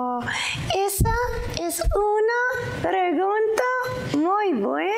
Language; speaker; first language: Spanish; non-native, learner; English